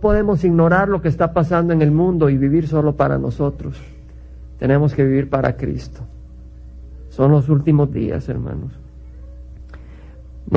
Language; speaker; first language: Spanish; native; Spanish